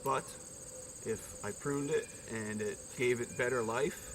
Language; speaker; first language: English; native; English